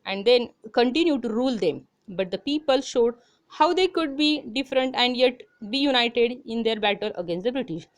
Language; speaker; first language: English; non-native, local second language; Marathi